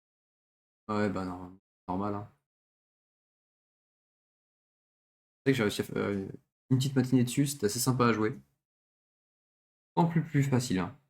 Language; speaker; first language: French; native; French